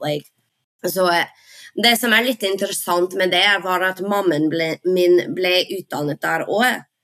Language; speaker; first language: Norwegian; non-native, fluent; English